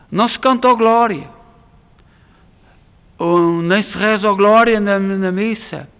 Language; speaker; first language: Portuguese; native; Portuguese